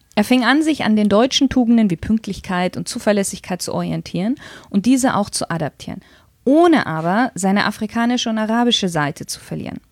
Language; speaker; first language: German; native; German